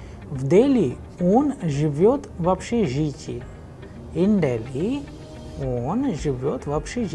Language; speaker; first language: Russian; non-native, fluent; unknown